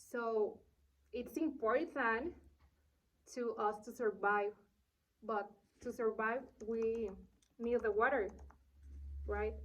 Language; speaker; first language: English; non-native, learner; Spanish